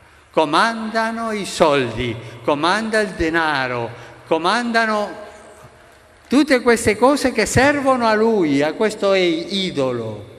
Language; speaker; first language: Italian; non-native, fluent; Spanish